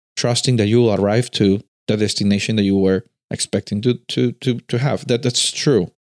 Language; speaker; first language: English; non-native, fluent; Spanish